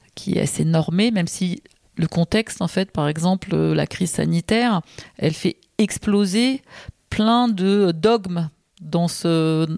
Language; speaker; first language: French; native; French